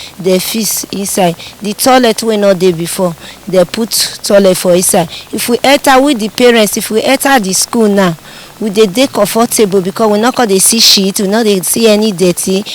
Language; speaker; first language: Nigerian Pidgin; non-native, local second language; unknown